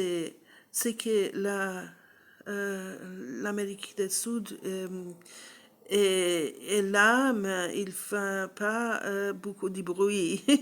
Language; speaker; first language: French; non-native, learner; English